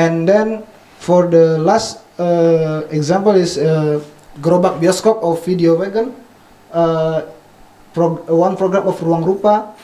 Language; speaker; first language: English; non-native, fluent; Indonesian